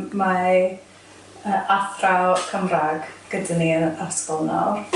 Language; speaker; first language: Welsh; non-native, learner; English